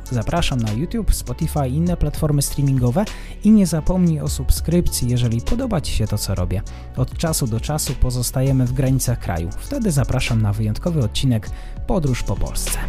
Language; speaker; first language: Polish; native; Polish